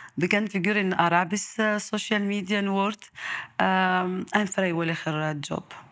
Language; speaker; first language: Dutch; non-native, learner; Arabic